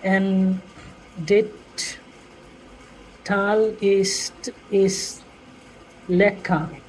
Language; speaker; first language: Dutch; non-native, learner; English